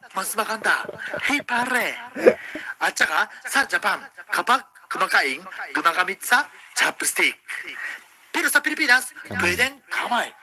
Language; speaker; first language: Filipino; non-native, learner; Japanese